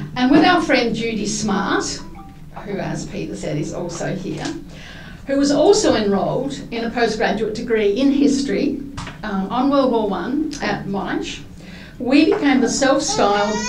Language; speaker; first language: English; native; English